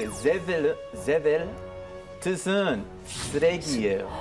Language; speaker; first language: Korean; non-native, learner; Hebrew